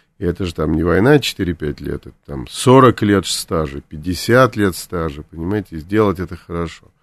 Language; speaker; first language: Russian; native; Russian